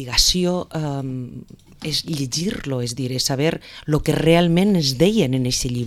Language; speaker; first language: Catalan; native; Catalan